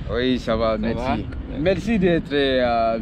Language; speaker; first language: French; non-native, learner; English